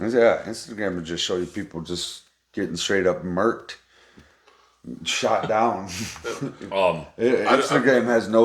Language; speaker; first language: English; native; English